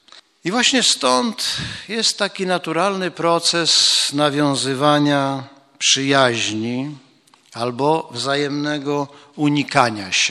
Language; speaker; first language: Polish; native; Polish